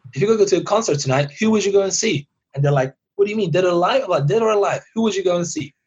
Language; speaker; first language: English; early bilingual, other home language; Persian